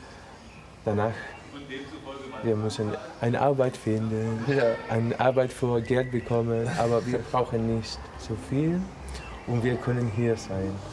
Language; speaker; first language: German; non-native, learner; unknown